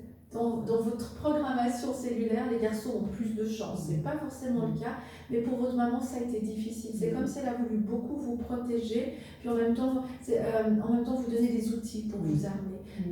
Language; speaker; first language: French; native; French